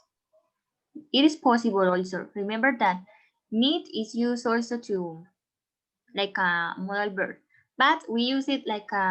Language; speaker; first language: English; non-native, learner; Spanish